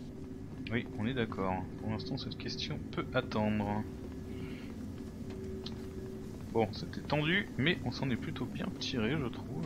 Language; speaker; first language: French; native; French